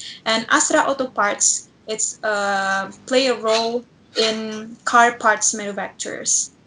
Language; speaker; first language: English; non-native, learner; Indonesian